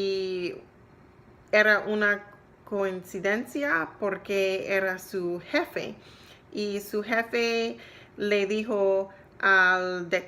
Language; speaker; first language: Spanish; non-native, learner; English